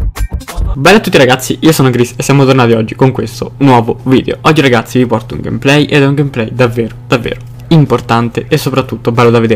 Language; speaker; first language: Italian; native; Italian